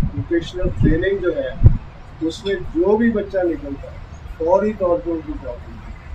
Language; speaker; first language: Urdu; native; Urdu